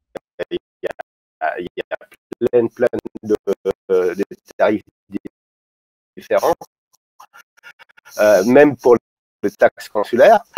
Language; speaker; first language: French; non-native, fluent; Russian